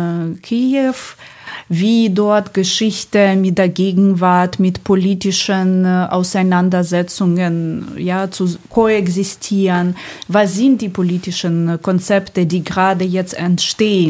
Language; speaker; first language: German; non-native, fluent; Ukrainian